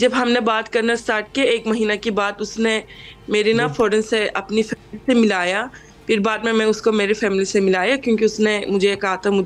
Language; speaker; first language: Hindi; non-native, fluent; Turkish